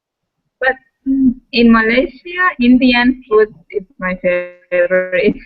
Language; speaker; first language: English; non-native, learner; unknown